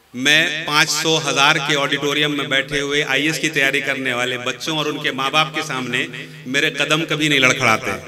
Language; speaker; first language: Urdu; native; Urdu